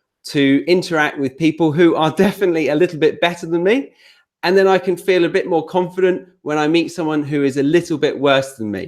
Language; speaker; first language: English; native; English